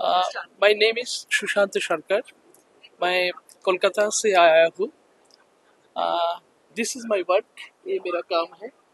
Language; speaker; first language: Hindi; non-native, local second language; Bangla